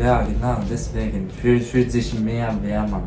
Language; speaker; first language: German; non-native, learner; Japanese